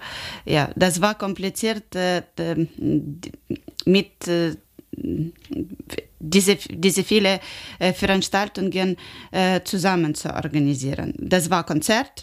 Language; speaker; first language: German; non-native, learner; Ukrainian